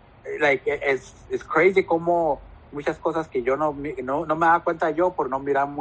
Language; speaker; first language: Spanish; native; Spanish